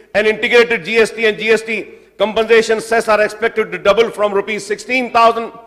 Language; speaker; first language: English; non-native, local second language; Urdu